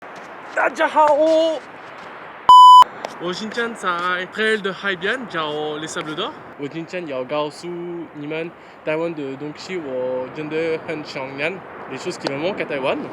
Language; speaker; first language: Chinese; non-native, learner; French